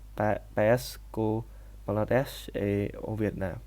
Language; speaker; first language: French; non-native, learner; Vietnamese